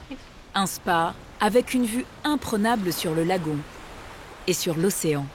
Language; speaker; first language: French; native; French